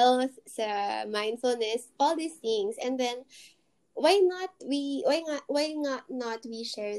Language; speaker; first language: English; non-native, local second language; Filipino